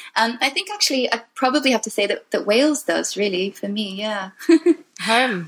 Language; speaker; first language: English; native; English